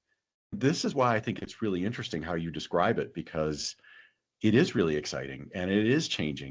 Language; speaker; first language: English; native; English